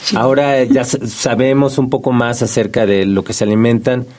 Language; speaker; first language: Spanish; native; Spanish